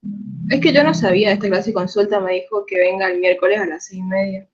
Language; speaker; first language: Spanish; native; Spanish